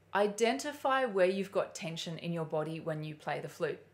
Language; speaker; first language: English; native; English